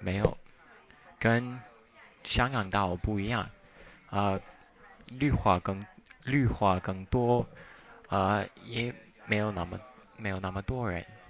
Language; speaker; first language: Chinese; non-native, fluent; English